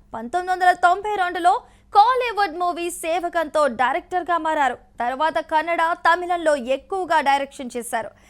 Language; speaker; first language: Telugu; native; Telugu